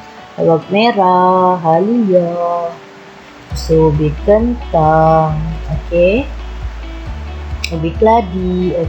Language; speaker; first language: Malay; native; Malay